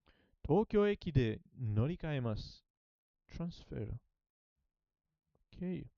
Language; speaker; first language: Japanese; non-native, learner; English